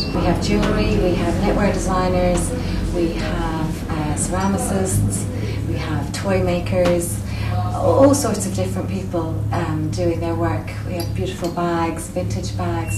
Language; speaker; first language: English; native; English